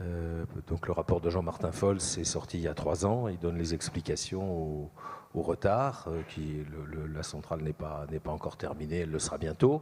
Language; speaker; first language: French; native; French